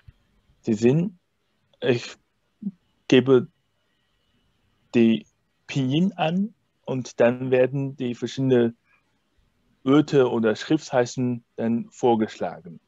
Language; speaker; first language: German; non-native, fluent; Chinese